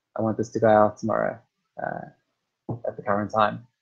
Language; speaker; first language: English; native; English